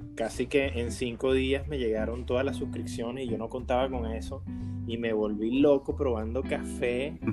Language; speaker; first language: Spanish; native; Spanish